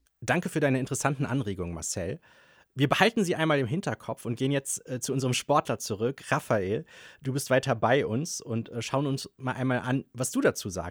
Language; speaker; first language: German; native; German